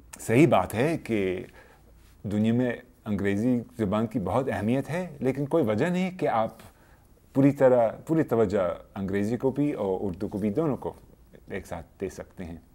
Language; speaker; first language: Urdu; non-native, fluent; English